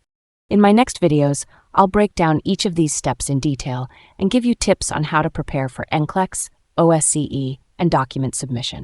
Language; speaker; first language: English; non-native, local second language; Punjabi